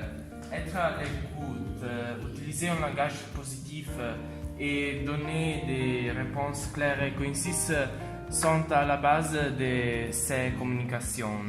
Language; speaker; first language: French; non-native, learner; Italian